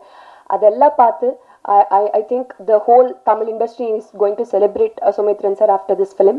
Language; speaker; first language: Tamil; non-native, learner; Telugu